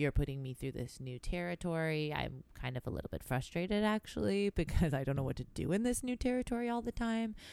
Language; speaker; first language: English; early bilingual, other home language; Greek